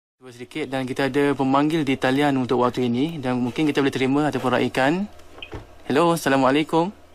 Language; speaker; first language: Malay; native; Malay